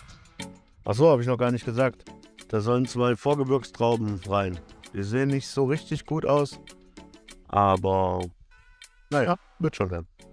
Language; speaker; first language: German; native; German